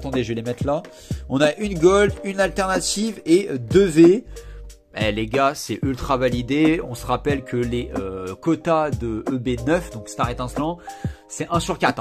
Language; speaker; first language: French; native; French